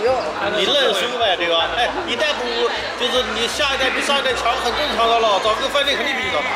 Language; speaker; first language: Chinese; native; Chinese